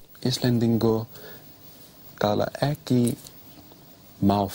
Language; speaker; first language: Icelandic; non-native, learner; English